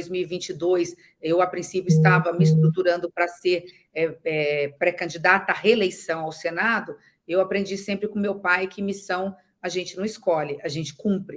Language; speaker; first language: Portuguese; native; Portuguese